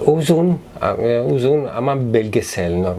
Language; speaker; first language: Turkish; non-native, learner; Italian